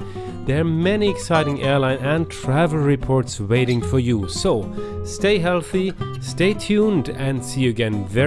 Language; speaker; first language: English; non-native, fluent; German